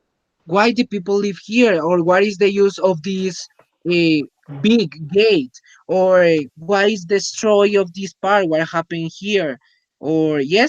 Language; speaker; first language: English; non-native, fluent; Spanish